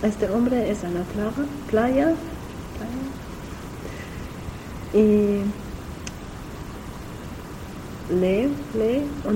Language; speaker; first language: Spanish; non-native, learner; German